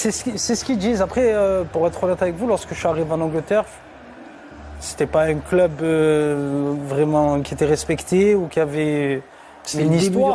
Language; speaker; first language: French; native; French